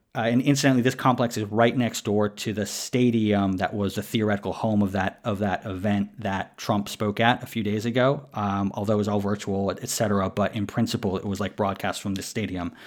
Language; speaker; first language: English; native; English